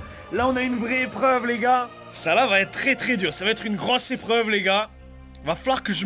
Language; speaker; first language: French; native; French